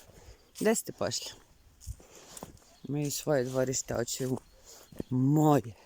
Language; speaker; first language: Bosnian; native; Bosnian